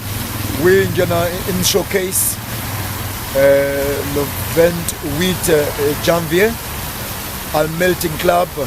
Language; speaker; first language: French; non-native, learner; English